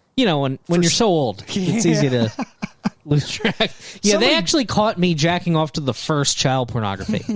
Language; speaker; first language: English; native; English